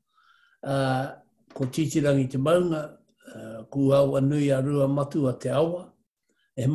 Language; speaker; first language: English; native; English